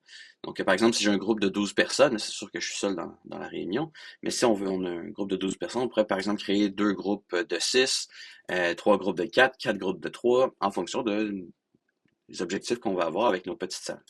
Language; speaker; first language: French; native; French